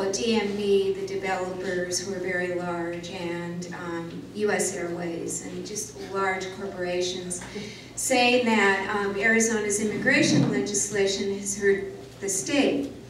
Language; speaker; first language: English; native; English